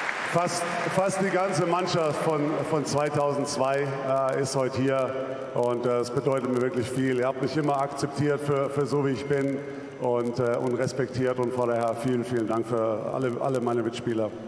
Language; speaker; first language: German; native; German